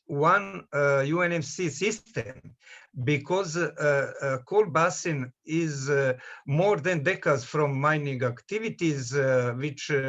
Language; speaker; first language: English; non-native, learner; Serbian